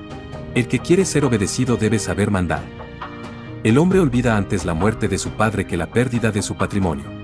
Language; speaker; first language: Spanish; native; Spanish